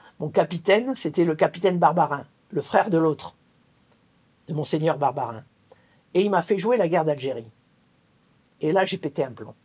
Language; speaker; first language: French; native; French